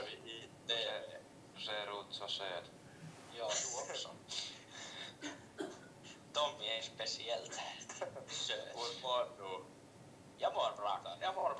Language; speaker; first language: Swedish; non-native, local second language; Finnish